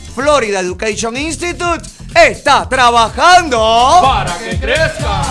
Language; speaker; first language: Spanish; native; Spanish